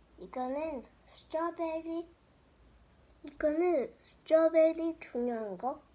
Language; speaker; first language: Korean; early bilingual, heritage; Korean